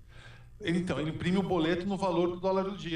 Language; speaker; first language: Portuguese; native; Portuguese